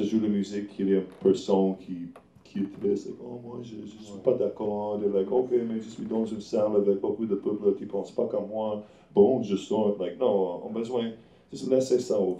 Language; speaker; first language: French; non-native, learner; English